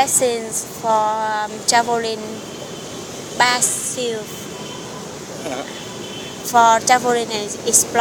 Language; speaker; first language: English; non-native, learner; Vietnamese